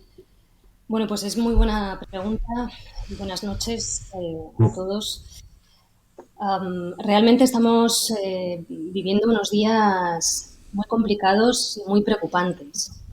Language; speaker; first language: Spanish; native; Spanish